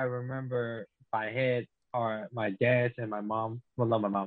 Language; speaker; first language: English; non-native, local second language; Cantonese